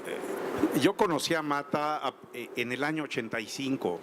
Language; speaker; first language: Spanish; native; Spanish